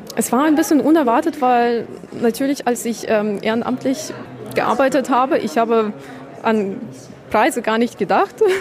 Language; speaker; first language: German; non-native, fluent; Ukrainian